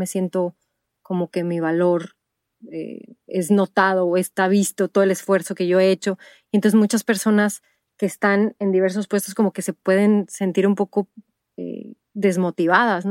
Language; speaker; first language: Spanish; native; Spanish